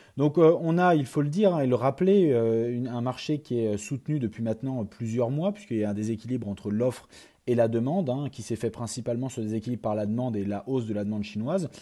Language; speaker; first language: French; native; French